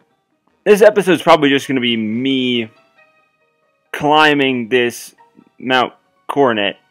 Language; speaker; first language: English; native; English